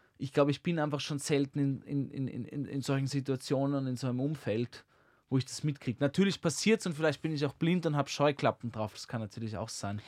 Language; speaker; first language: German; native; German